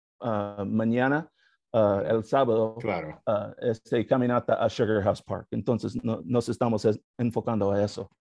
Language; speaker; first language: Spanish; non-native, learner; English